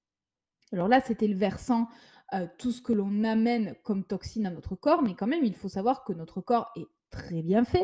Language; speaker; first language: French; native; French